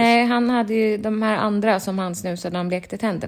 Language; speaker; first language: Swedish; native; Swedish